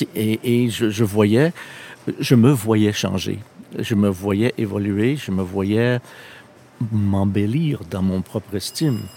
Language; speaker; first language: French; non-native, local second language; English